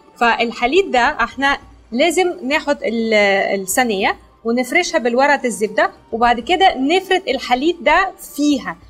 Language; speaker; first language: Arabic; non-native, fluent; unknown